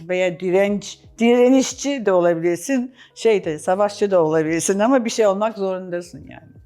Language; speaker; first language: Turkish; non-native, fluent; English